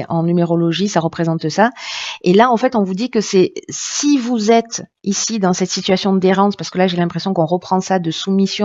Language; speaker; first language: French; native; French